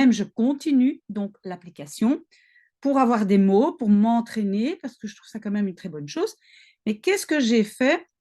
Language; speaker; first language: French; non-native, local second language; Dutch